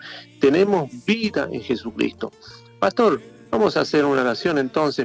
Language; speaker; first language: Spanish; native; Spanish